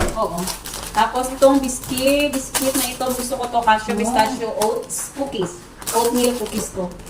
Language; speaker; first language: Filipino; native; Filipino